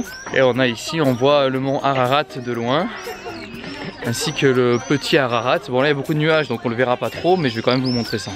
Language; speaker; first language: French; native; French